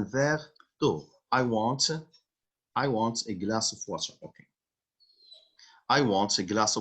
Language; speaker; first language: English; non-native, fluent; Arabic